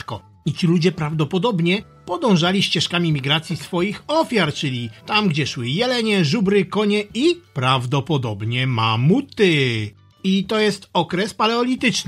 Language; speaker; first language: Polish; native; Polish